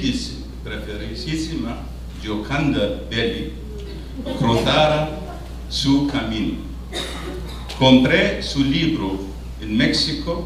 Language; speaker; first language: Spanish; non-native, fluent; Arabic